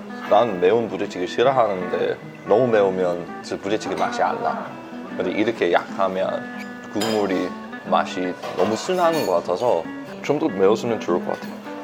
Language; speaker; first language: Korean; non-native, fluent; English